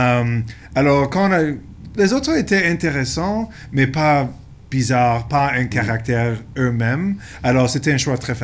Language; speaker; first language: French; non-native, local second language; English